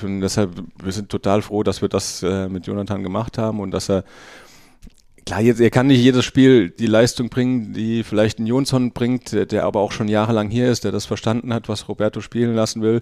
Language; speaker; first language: German; native; German